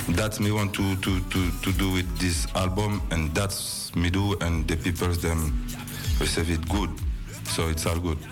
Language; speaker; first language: English; non-native, learner; French